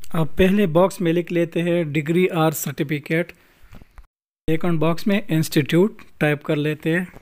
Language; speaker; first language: Urdu; non-native, local second language; Pashto